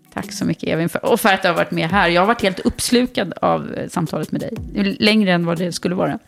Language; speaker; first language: Swedish; native; Swedish